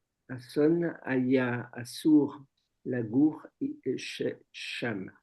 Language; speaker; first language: Hebrew; non-native, learner; French